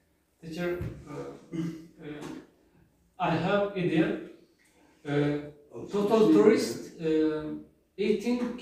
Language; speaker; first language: English; non-native, learner; Turkish